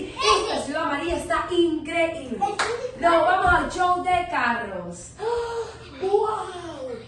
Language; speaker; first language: Spanish; native; Spanish